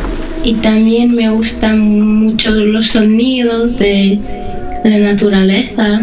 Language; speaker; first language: Spanish; non-native, fluent; Slovak